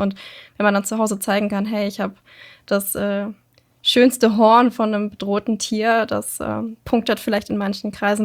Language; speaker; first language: German; native; German